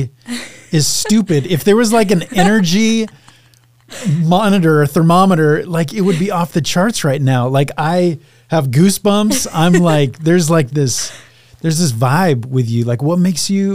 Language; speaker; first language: English; native; English